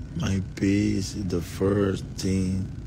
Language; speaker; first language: English; non-native, learner; Spanish